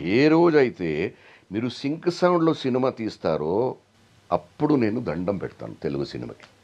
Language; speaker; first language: Telugu; non-native, local second language; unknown